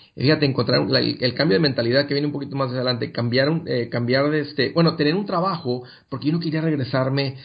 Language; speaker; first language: Spanish; native; Spanish